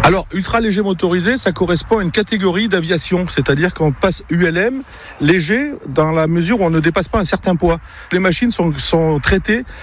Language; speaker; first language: French; native; French